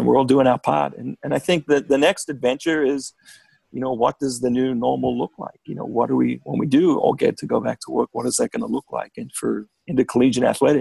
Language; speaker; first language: English; native; English